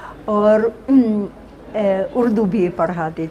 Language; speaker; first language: Hindi; non-native, fluent; Russian